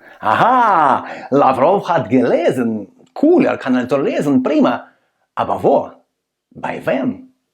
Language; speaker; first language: German; non-native, fluent; Russian